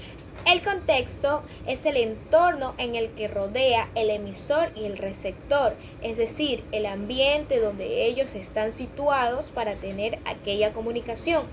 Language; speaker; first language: Spanish; native; Spanish